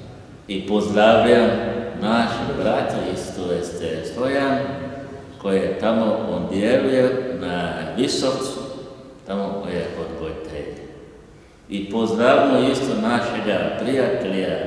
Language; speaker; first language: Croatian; non-native, learner; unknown